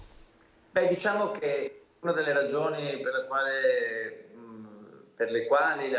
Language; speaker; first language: Italian; native; Italian